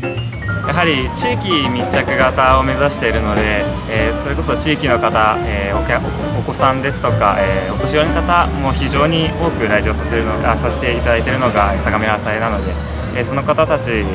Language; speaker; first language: Japanese; native; Japanese